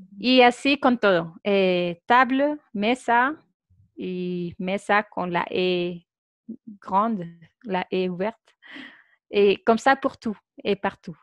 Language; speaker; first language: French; non-native, fluent; Spanish